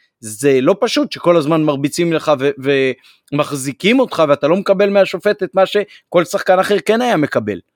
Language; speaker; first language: Hebrew; native; Hebrew